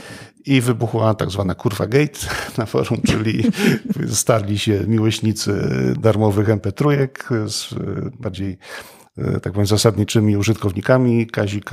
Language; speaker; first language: Polish; native; Polish